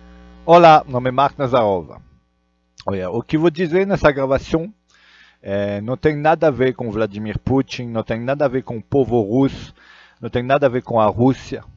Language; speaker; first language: Portuguese; non-native, fluent; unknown